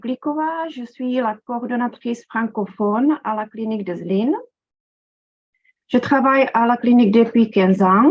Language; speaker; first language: French; non-native, fluent; Czech